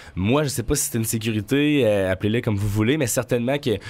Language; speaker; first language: French; native; French